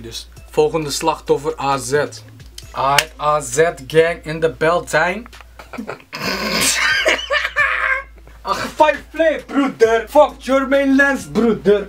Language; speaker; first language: Dutch; native; Dutch